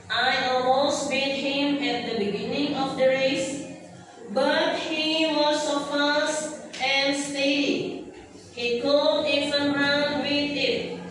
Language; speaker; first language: English; non-native, fluent; Indonesian